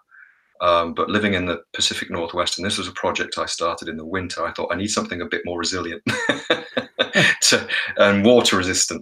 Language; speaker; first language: English; native; English